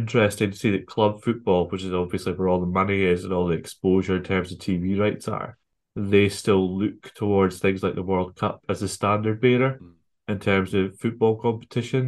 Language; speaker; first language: English; native; English